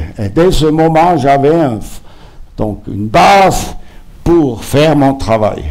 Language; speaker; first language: French; non-native, local second language; German